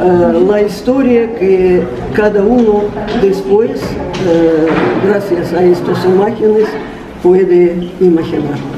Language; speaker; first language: Spanish; non-native, fluent; Russian